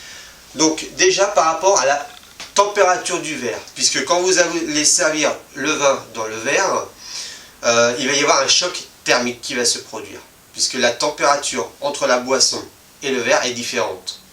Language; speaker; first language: French; native; French